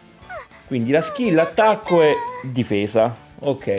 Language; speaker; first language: Italian; native; Italian